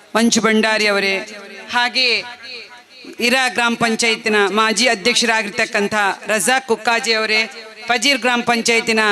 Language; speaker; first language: Kannada; native; Kannada